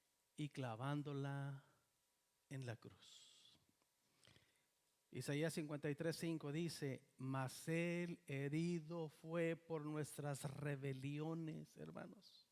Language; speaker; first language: Spanish; native; Spanish